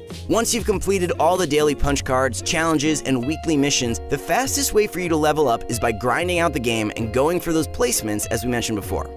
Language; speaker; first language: English; native; English